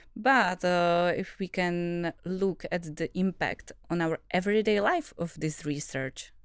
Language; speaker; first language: English; non-native, fluent; Czech